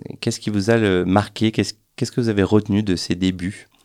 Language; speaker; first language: French; native; French